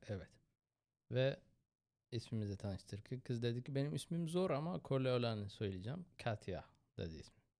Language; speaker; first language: Turkish; non-native, fluent; Arabic